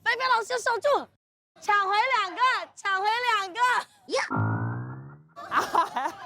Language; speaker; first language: Chinese; native; Chinese